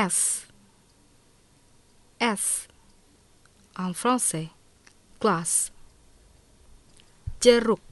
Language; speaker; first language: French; non-native, fluent; Indonesian